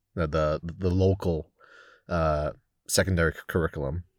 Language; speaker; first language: English; non-native, local second language; Cantonese